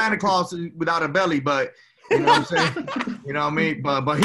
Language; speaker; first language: English; early bilingual, other home language; Spanish